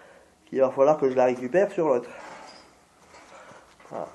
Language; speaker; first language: French; native; French